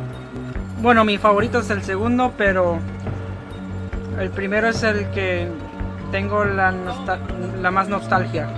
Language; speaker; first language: Spanish; non-native, fluent; English